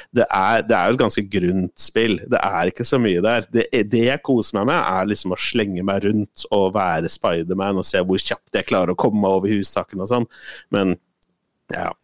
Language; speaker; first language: Norwegian; non-native, fluent; Spanish